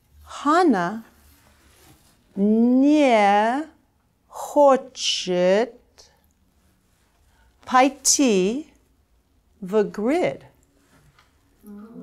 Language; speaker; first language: Russian; non-native, fluent; English